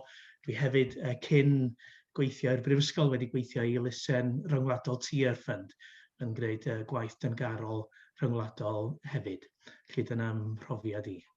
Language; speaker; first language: Welsh; native; Welsh